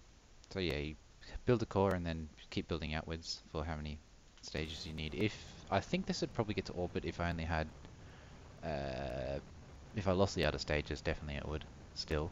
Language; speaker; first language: English; native; English